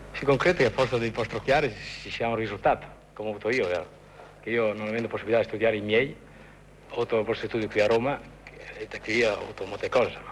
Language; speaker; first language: Italian; native; Italian